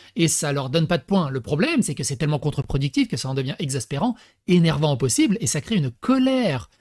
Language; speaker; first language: French; early bilingual, other home language; Serbian